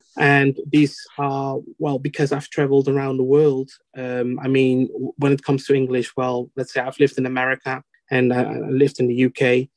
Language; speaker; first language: English; non-native, fluent; Dutch